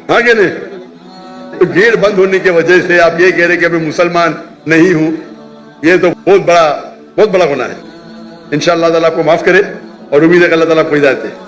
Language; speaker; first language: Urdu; non-native, local second language; Konkani